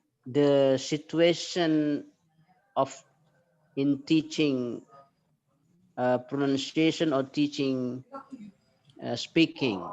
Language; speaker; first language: English; non-native, fluent; Indonesian